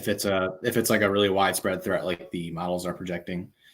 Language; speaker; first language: English; native; English